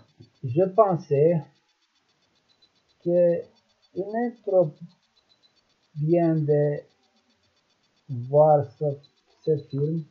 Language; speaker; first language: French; non-native, learner; Romanian